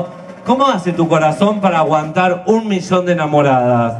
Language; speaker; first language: Spanish; native; Spanish